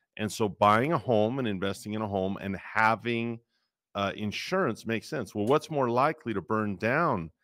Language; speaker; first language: English; native; English